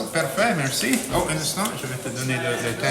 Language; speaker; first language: French; non-native, local second language; English